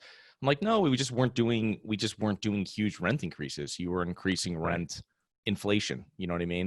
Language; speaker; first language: English; native; English